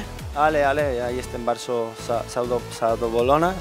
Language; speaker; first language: Polish; non-native, learner; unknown